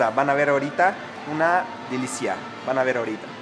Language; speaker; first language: Spanish; non-native, fluent; Arabic